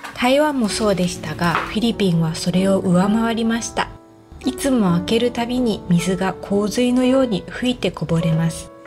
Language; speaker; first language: Japanese; native; Japanese